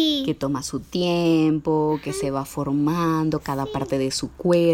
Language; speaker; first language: Spanish; native; Spanish